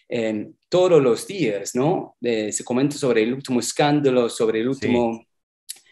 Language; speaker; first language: Spanish; non-native, fluent; English